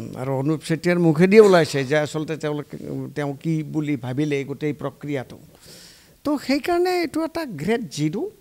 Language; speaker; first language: Assamese; native; Assamese